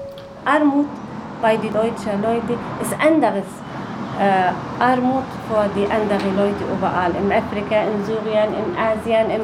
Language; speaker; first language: German; non-native, learner; Arabic